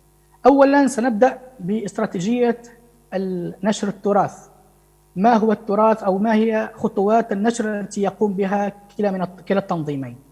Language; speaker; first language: Arabic; native; Arabic